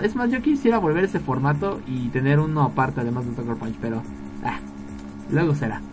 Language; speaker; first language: Spanish; native; Spanish